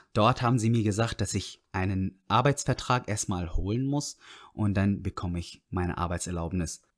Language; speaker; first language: German; non-native, fluent; Arabic